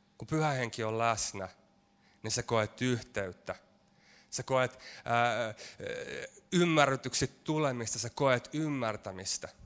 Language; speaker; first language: Finnish; native; Finnish